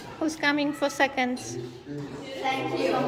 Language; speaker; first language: English; non-native, fluent; Polish